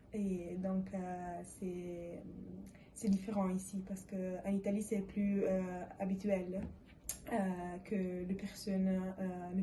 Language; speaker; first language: French; non-native, learner; Italian